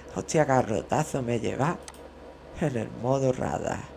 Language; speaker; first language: Spanish; native; Spanish